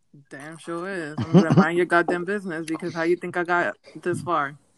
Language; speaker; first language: English; early bilingual, other home language; Spanish